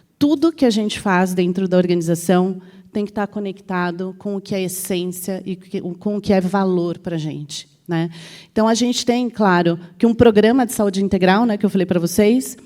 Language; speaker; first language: Portuguese; native; Portuguese